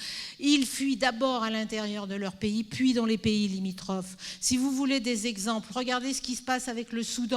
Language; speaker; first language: French; native; French